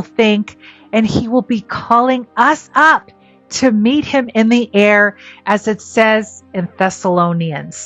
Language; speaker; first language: English; native; English